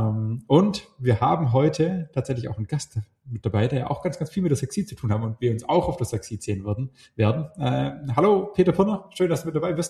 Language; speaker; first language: German; native; German